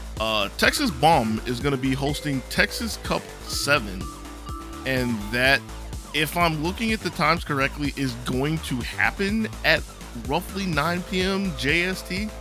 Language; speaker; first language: English; native; English